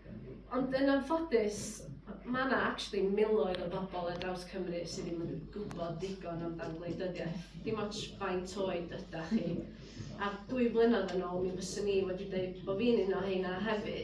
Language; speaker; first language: Welsh; native; Welsh